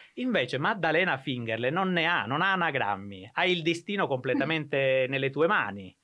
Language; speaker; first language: Italian; native; Italian